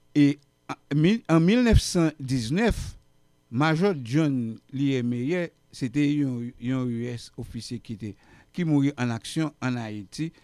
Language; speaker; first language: French; native; French